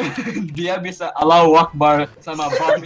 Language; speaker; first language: Indonesian; early bilingual, heritage; Indonesian